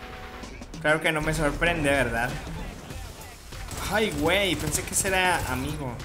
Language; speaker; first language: Spanish; native; Spanish